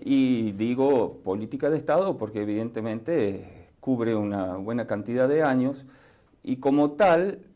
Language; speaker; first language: Spanish; native; Spanish